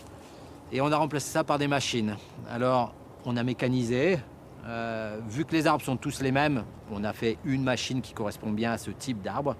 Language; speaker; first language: French; native; French